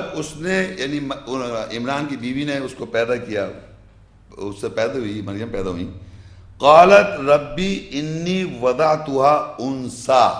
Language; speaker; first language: Urdu; native; Urdu